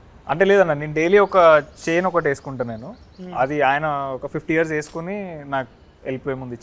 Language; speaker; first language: Telugu; native; Telugu